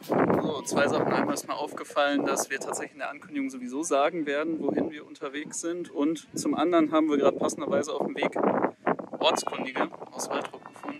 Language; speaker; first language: German; native; German